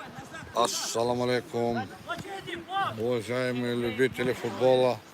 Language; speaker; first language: Russian; non-native, local second language; Lezghian